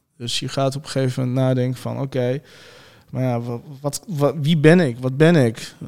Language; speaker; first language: Dutch; early bilingual, other home language; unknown